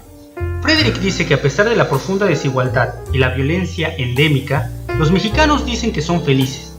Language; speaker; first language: Spanish; native; Spanish